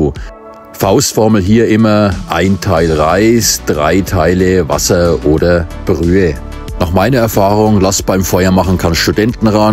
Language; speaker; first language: German; native; German